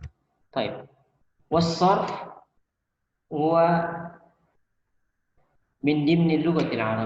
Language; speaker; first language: Arabic; non-native, fluent; Indonesian